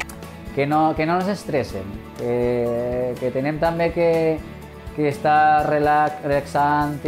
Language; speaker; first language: Catalan; non-native, fluent; Arabic